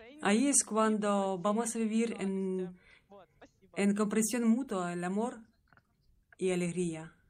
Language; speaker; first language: Spanish; non-native, learner; Russian